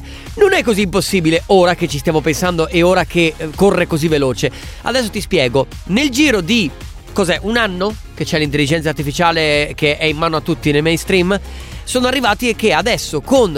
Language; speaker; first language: Italian; native; Italian